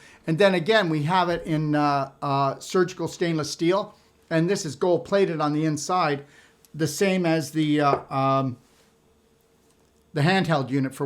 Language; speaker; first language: English; native; English